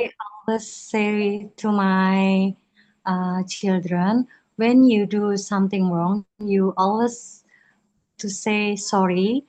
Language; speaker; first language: English; non-native, learner; Indonesian